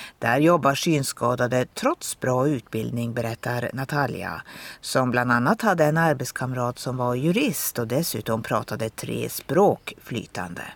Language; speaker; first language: Swedish; native; Swedish